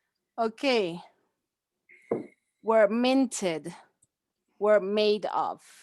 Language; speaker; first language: English; non-native, fluent; Spanish